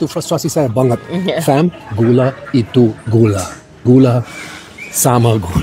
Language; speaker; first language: Indonesian; non-native, fluent; English